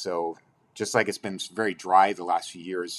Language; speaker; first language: English; native; English